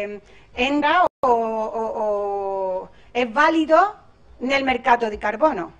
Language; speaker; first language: Italian; non-native, learner; Spanish